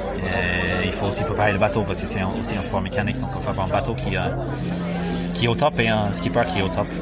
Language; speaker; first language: French; non-native, fluent; English